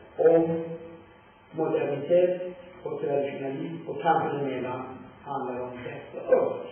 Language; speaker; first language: Swedish; non-native, fluent; Persian